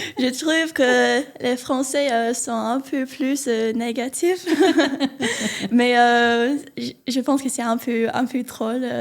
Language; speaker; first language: French; non-native, learner; English